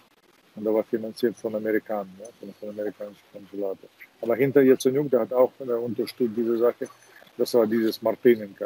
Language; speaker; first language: German; non-native, fluent; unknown